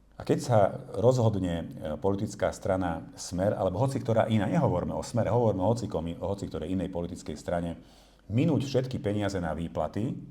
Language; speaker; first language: Slovak; non-native, local second language; Hungarian